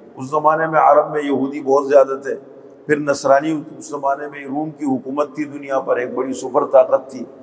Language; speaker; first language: Urdu; non-native, local second language; Pashto